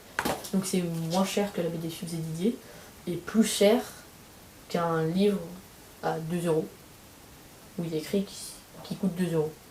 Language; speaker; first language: French; native; French